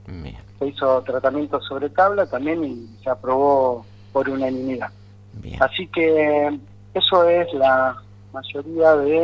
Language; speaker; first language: Spanish; native; Spanish